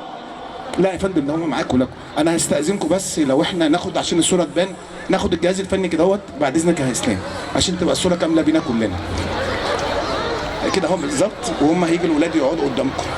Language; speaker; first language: Arabic; native; Arabic